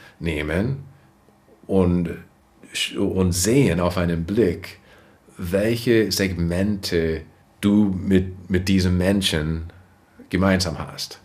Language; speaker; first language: German; non-native, fluent; English